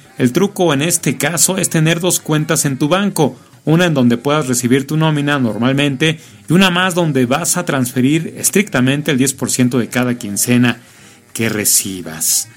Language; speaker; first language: Spanish; native; Spanish